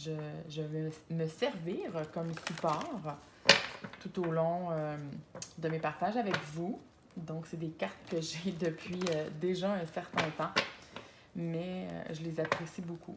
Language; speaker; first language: French; native; French